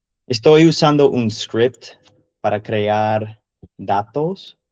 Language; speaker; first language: Spanish; non-native, learner; English